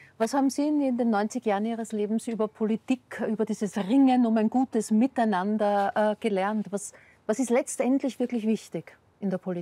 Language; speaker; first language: German; native; German